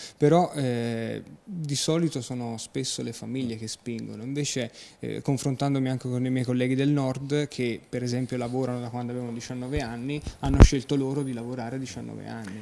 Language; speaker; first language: Italian; native; Italian